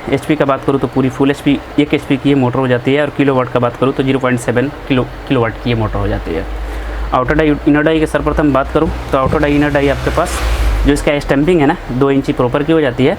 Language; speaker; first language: Hindi; native; Hindi